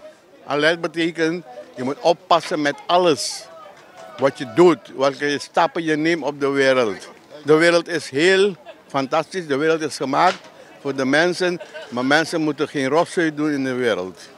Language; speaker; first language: Dutch; non-native, local second language; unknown